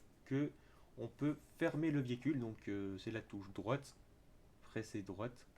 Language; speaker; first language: French; native; French